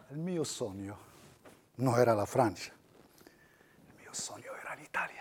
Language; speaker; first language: Italian; non-native, fluent; Riffian